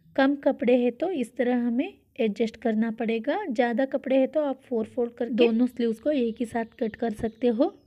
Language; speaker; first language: Hindi; non-native, local second language; Kannada